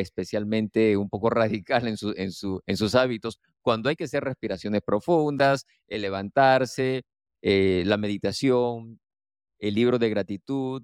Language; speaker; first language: Spanish; native; Spanish